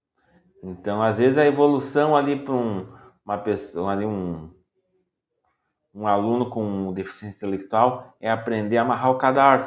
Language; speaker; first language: Portuguese; native; Portuguese